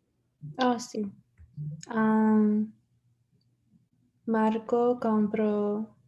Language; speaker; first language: Spanish; non-native, learner; English